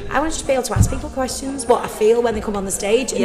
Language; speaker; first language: English; native; English